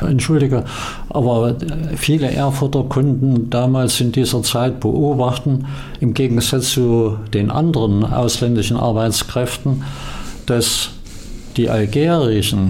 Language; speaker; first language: German; native; German